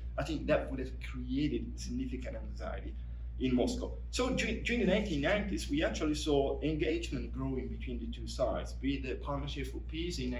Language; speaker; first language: English; non-native, fluent; Italian